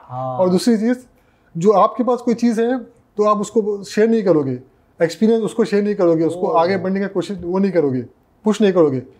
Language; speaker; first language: Hindi; non-native, local second language; Urdu